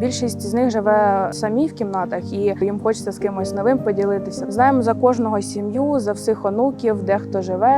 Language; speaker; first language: Ukrainian; native; Ukrainian